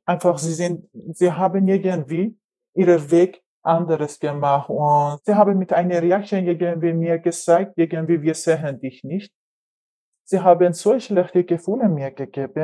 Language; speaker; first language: German; non-native, learner; Persian